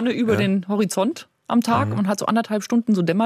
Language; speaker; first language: German; native; German